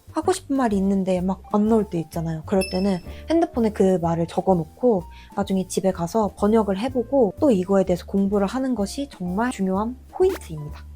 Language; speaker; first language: Korean; native; Korean